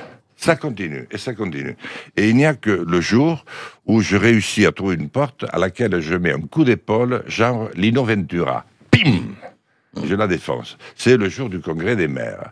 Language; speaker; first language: French; native; French